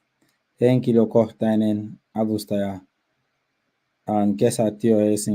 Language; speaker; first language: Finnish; non-native, learner; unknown